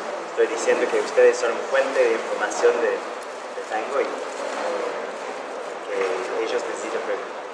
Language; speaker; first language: Spanish; non-native, fluent; English